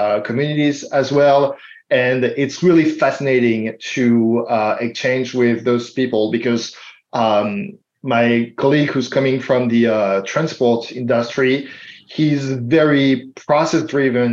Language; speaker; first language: English; non-native, fluent; French